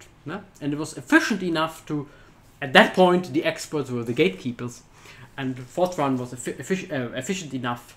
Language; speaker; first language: English; non-native, fluent; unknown